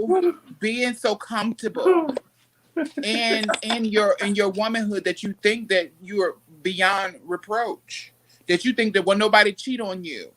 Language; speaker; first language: English; native; English